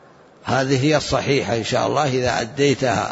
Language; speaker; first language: Arabic; native; Arabic